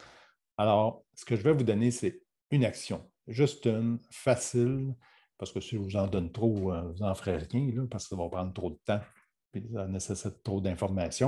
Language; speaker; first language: French; native; French